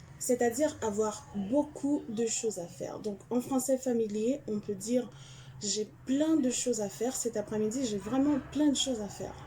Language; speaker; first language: French; non-native, local second language; Haitian Creole